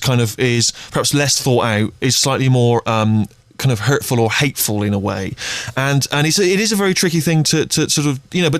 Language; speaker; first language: English; native; English